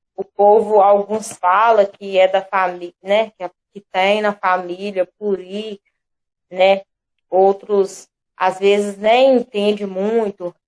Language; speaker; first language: Portuguese; native; Portuguese